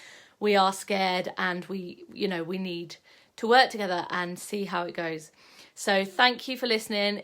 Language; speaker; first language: English; native; English